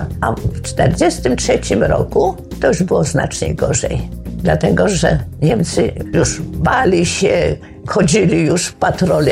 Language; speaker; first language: Polish; native; Polish